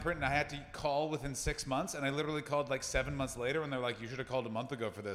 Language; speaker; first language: English; native; English